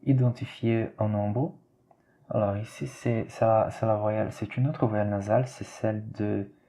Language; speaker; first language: French; non-native, fluent; Portuguese